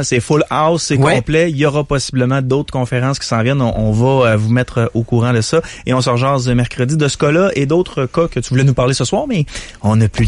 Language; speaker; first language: French; native; French